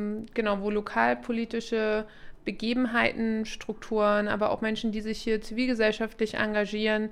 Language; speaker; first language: German; native; German